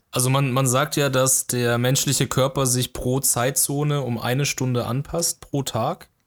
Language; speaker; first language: German; early bilingual, other home language; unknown